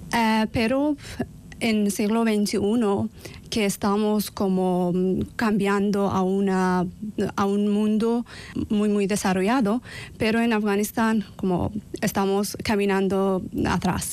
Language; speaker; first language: Spanish; non-native, learner; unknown